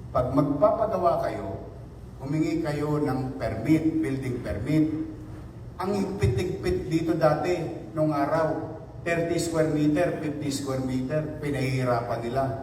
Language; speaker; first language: Filipino; native; Filipino